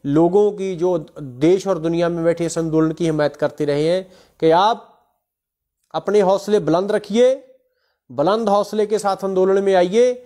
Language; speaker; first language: Hindi; non-native, local second language; Punjabi